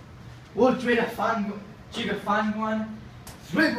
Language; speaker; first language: Chinese; non-native, learner; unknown